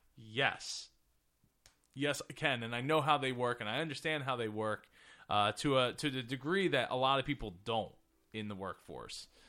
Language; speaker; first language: English; native; English